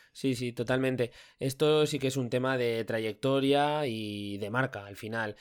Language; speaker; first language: Spanish; native; Spanish